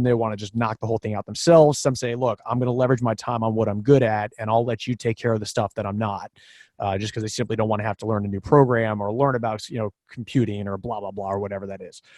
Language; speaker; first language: English; native; English